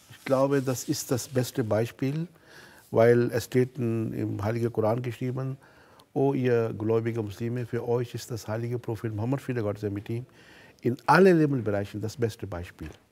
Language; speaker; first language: German; non-native, fluent; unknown